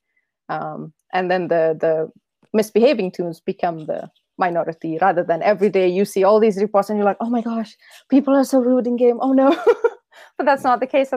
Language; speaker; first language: English; non-native, fluent; Indonesian